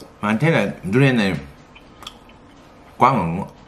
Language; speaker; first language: Vietnamese; non-native, learner; Korean